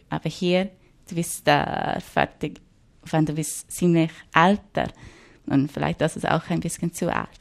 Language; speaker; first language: German; non-native, learner; English